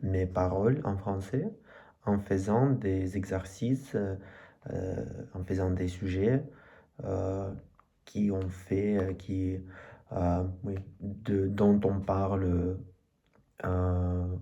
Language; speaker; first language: French; non-native, learner; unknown